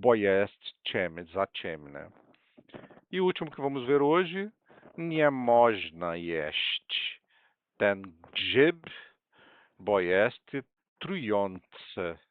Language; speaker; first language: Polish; non-native, fluent; Portuguese